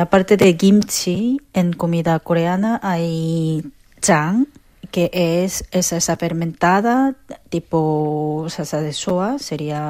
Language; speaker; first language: Spanish; non-native, fluent; Korean